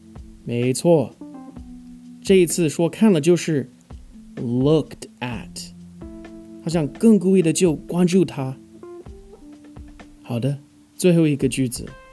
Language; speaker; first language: Chinese; non-native, fluent; English